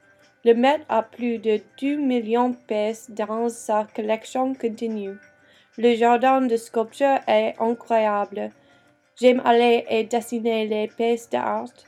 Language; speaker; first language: French; non-native, learner; English